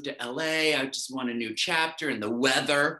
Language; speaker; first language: English; native; English